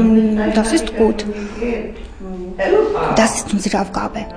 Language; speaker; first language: German; non-native, fluent; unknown